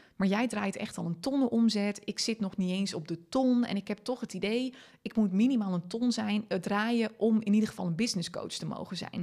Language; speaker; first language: Dutch; non-native, local second language; Western Frisian